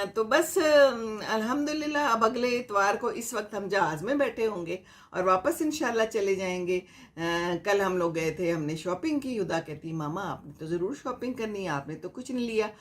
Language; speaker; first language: Urdu; native; Urdu